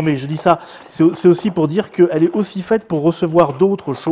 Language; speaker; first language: French; native; French